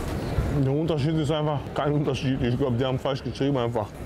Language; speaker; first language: German; native; German